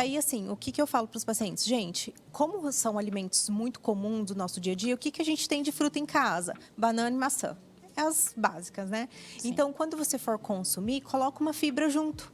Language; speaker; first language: Portuguese; native; Portuguese